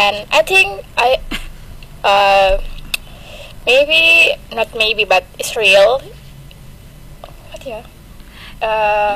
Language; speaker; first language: English; non-native, learner; Indonesian